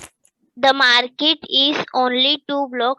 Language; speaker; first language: English; non-native, learner; Hindi